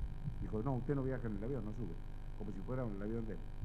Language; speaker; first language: Spanish; native; Spanish